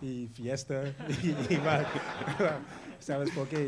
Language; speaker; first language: Spanish; non-native, learner; English